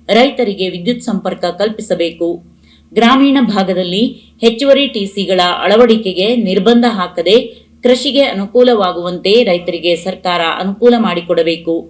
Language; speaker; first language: Kannada; native; Kannada